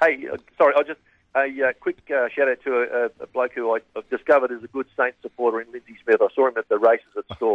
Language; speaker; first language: English; native; English